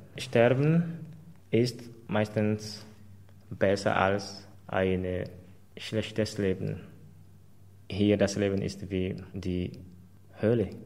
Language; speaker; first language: German; non-native, fluent; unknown